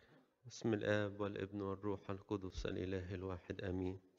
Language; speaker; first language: Arabic; native; Arabic